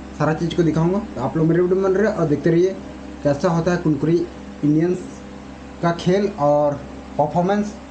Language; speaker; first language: Hindi; native; Hindi